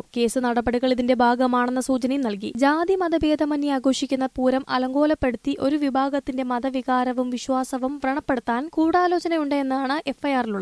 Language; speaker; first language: Malayalam; native; Malayalam